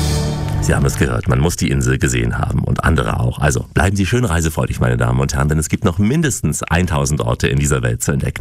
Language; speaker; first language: German; native; German